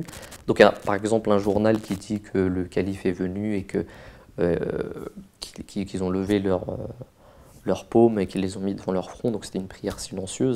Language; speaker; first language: French; native; French